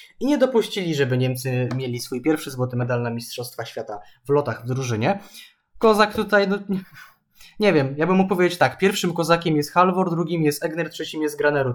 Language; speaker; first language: Polish; native; Polish